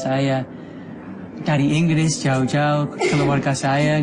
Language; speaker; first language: Indonesian; non-native, fluent; English